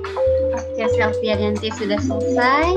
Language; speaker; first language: Indonesian; native; Indonesian